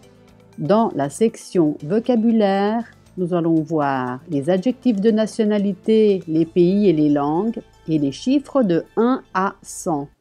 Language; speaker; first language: French; non-native, fluent; Italian